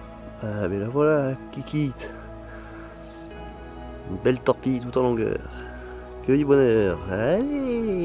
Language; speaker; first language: French; native; French